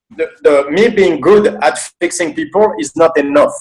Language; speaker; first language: English; non-native, fluent; French